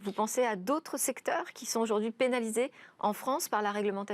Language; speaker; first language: French; native; French